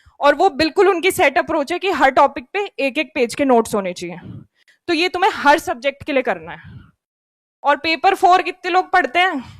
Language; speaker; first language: Hindi; native; Hindi